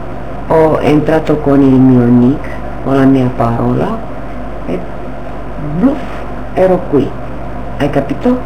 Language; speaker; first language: Italian; non-native, learner; Romanian